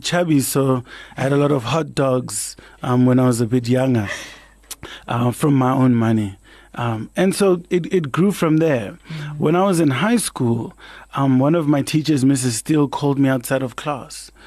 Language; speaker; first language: English; non-native, local second language; Tswana